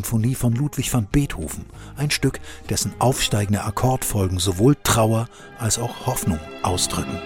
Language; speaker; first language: German; native; German